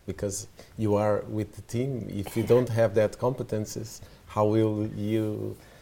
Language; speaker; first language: English; non-native, fluent; Portuguese